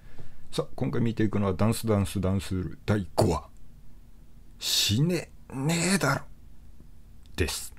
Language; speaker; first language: Japanese; native; Japanese